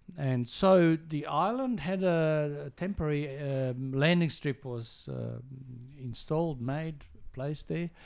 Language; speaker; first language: English; early bilingual, other home language; Croatian